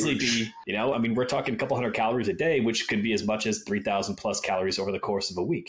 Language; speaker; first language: English; native; English